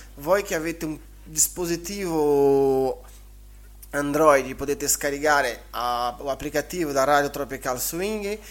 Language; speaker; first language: Italian; non-native, fluent; Portuguese